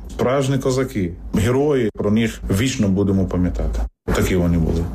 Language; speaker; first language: Ukrainian; non-native, fluent; Arabic